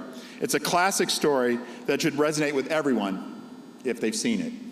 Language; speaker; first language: English; native; English